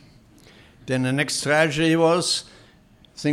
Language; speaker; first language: English; non-native, fluent; Polish